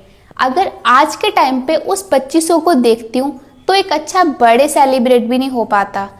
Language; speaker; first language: Hindi; native; Hindi